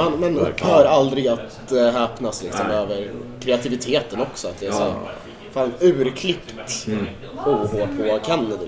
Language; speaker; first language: Swedish; native; Swedish